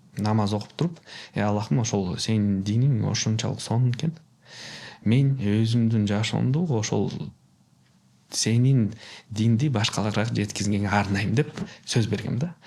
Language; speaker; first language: Kyrgyz; non-native, local second language; Russian